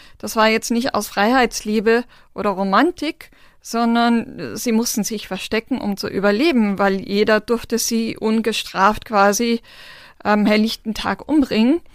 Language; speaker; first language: German; non-native, local second language; Romany